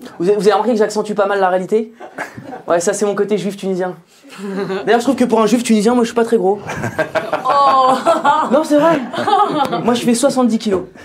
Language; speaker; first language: French; native; French